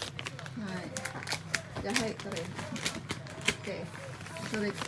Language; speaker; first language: Japanese; non-native, fluent; Filipino